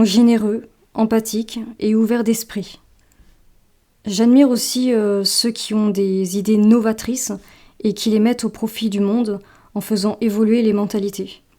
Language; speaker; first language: French; native; French